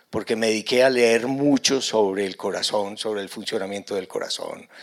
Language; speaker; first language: Spanish; native; Spanish